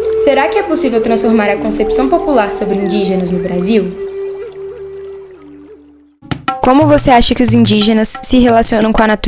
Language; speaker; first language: Portuguese; native; Portuguese